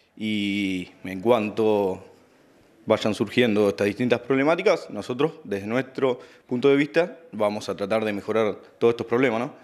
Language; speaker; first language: Spanish; native; Spanish